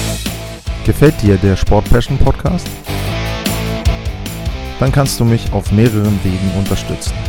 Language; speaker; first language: German; native; German